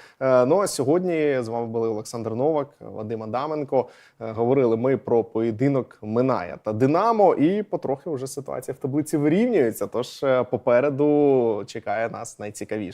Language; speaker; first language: Ukrainian; native; Ukrainian